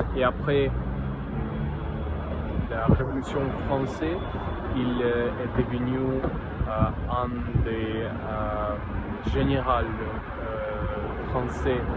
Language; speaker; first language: French; non-native, learner; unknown